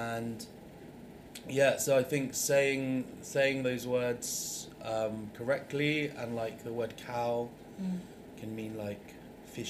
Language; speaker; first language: English; native; English